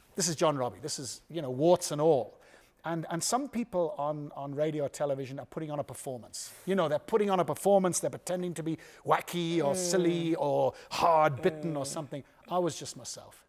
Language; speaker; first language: English; native; English